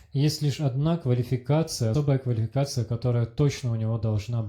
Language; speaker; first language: Russian; native; Russian